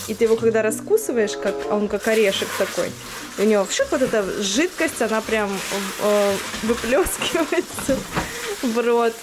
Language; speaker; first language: Russian; native; Russian